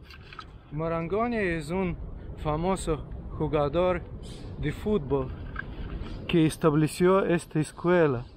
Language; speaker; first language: Spanish; non-native, fluent; Russian